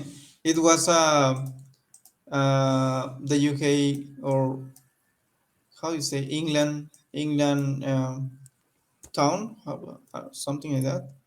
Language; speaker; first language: English; non-native, learner; Spanish